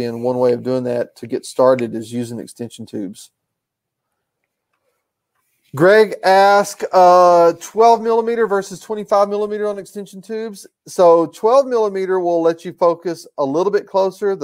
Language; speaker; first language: English; native; English